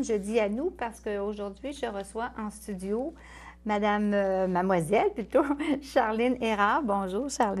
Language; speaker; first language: French; native; French